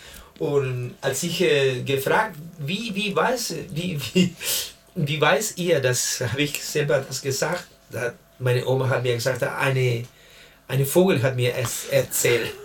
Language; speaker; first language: German; non-native, learner; Spanish